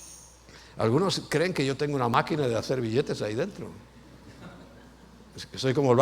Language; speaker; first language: Spanish; native; Spanish